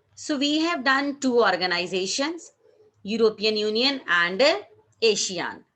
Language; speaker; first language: English; non-native, local second language; Hindi